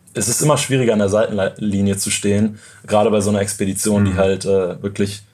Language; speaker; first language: German; native; German